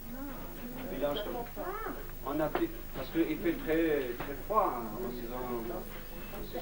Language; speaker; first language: French; non-native, learner; Tibetan